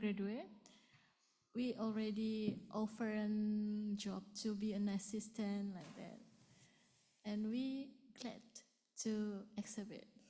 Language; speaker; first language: English; non-native, learner; Indonesian